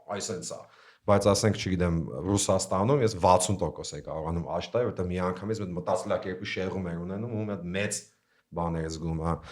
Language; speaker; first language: Armenian; early bilingual, heritage; Armenian